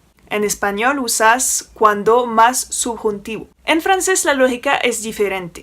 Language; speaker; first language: Spanish; non-native, fluent; French